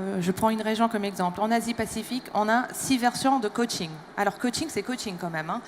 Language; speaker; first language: French; non-native, fluent; English